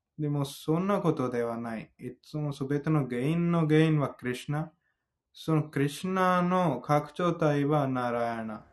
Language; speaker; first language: Japanese; non-native, fluent; Hindi